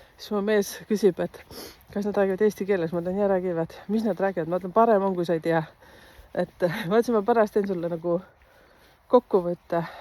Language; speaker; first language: Estonian; native; Estonian